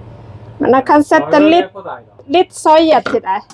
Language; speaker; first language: Norwegian; non-native, learner; Thai